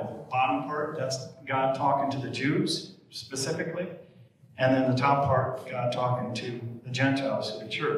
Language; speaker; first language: English; native; English